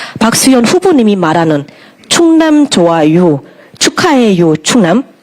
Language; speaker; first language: Korean; non-native, fluent; Burmese